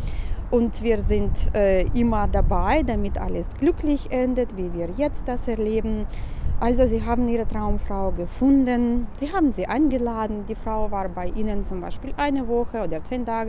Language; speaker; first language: German; non-native, fluent; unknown